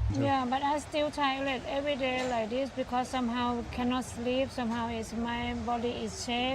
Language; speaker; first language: English; non-native, learner; Thai